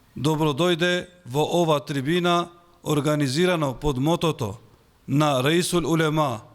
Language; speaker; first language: Macedonian; non-native, local second language; Albanian